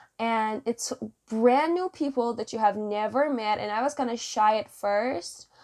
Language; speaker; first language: English; non-native, fluent; Persian